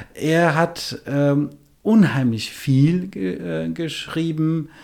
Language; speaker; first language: German; non-native, fluent; Albanian